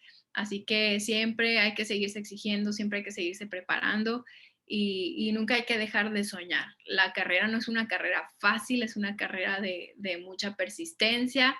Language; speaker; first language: Spanish; native; Spanish